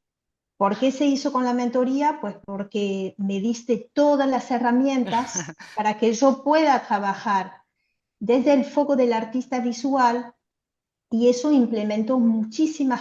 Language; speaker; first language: Spanish; non-native, fluent; French